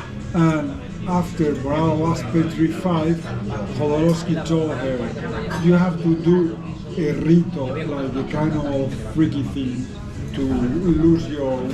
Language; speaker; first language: English; non-native, fluent; Spanish